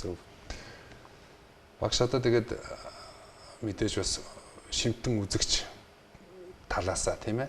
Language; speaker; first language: Mongolian; native; Mongolian